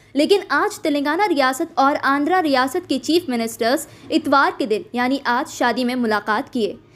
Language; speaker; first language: Urdu; native; Urdu